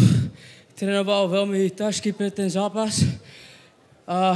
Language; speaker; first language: Slovak; early bilingual, heritage; English